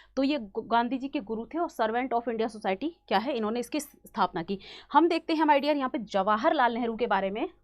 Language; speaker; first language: Hindi; native; Hindi